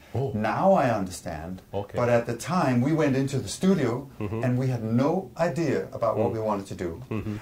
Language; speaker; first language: English; non-native, fluent; Danish